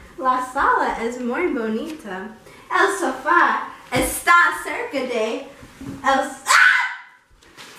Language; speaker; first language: Spanish; non-native, learner; English